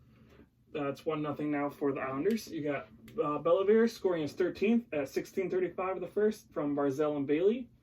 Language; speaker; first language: English; native; English